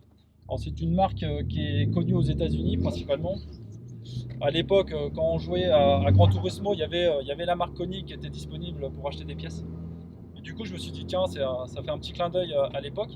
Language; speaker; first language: French; native; French